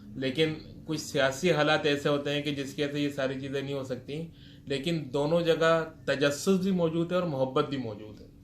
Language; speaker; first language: Urdu; native; Urdu